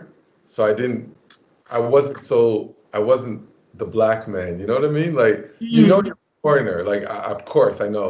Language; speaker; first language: English; native; English